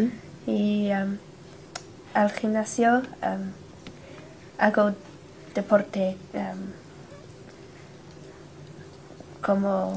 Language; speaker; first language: Spanish; non-native, learner; English